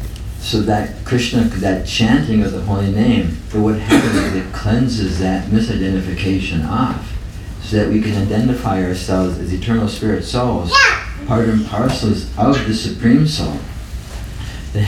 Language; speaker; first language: English; native; English